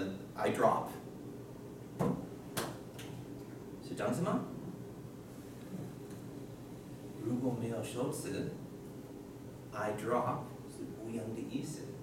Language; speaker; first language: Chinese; non-native, learner; English